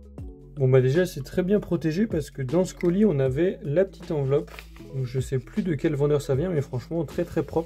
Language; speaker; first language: French; native; French